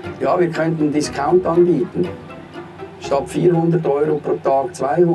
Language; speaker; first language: German; native; German